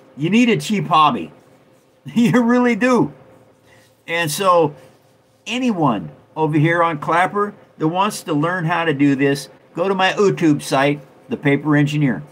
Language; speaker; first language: English; native; English